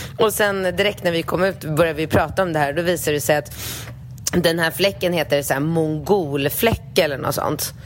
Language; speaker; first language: Swedish; early bilingual, other home language; Polish